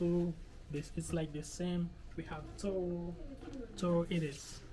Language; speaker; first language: English; non-native, learner; Haitian Creole